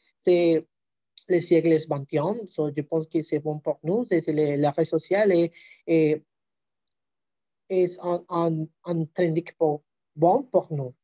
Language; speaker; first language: French; non-native, learner; Spanish